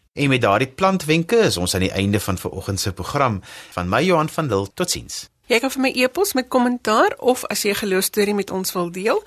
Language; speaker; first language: Afrikaans; native; Afrikaans